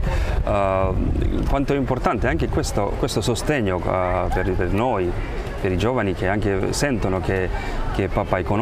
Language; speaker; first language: Italian; non-native, fluent; Croatian